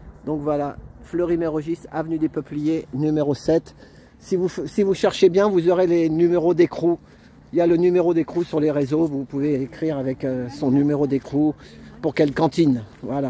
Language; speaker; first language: French; native; French